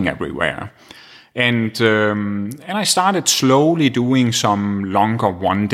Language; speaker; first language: English; non-native, fluent; Danish